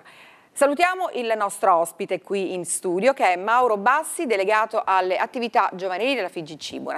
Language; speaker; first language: Italian; native; Italian